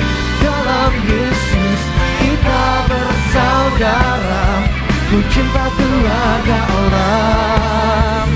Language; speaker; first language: Indonesian; native; Indonesian